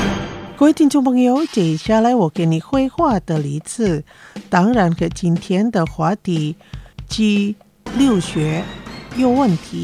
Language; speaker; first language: Chinese; non-native, fluent; Indonesian